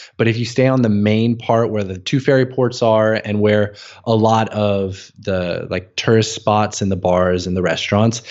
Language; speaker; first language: English; native; English